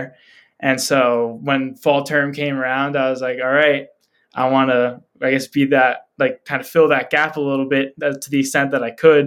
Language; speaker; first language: English; native; English